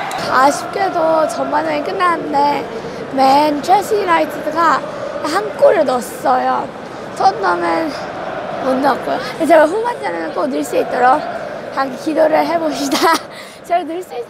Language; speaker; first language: Korean; native; Korean